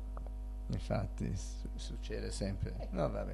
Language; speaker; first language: Italian; early bilingual, heritage; Italian